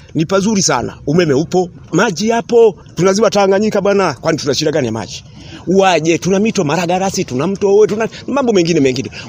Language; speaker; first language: Swahili; non-native, local second language; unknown